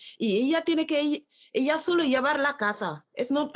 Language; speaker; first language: Spanish; non-native, learner; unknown